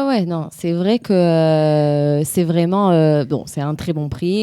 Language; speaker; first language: French; native; French